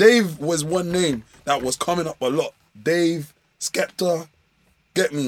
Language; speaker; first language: English; native; English